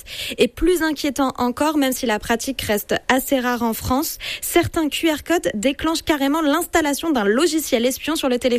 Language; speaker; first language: French; native; French